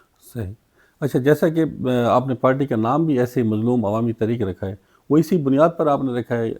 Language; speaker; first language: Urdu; non-native, local second language; Punjabi